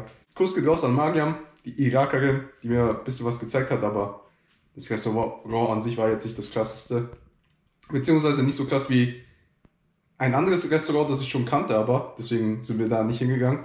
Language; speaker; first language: German; native; German